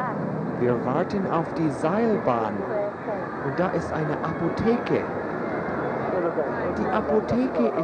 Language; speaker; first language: German; non-native, fluent; English